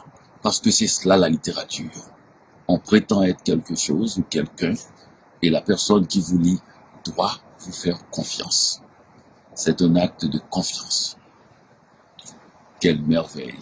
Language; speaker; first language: French; non-native, local second language; Haitian Creole